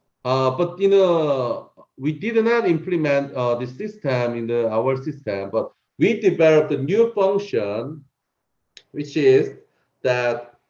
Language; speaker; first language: English; non-native, learner; Korean